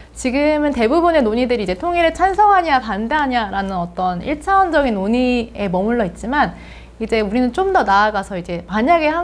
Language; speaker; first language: Korean; native; Korean